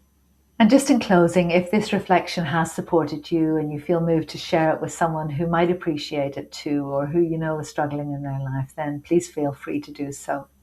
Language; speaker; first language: English; native; English